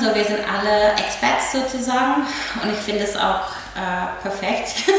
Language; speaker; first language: German; non-native, fluent; English